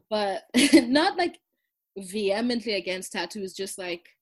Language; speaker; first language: English; non-native, local second language; Zulu